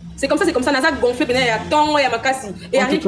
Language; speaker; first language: French; non-native, local second language; Lingala